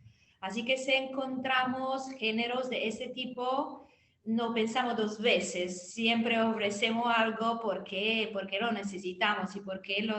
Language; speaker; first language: Spanish; non-native, fluent; Italian